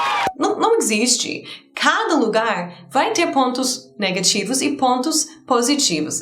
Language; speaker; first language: Portuguese; non-native, fluent; English